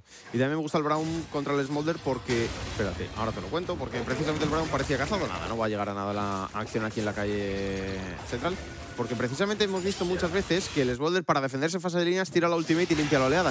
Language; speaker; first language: Spanish; native; Spanish